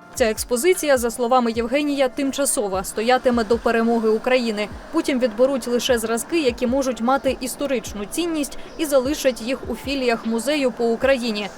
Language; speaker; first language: Ukrainian; native; Ukrainian